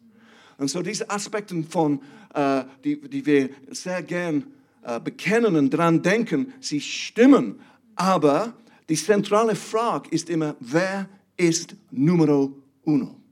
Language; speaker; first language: German; non-native, fluent; English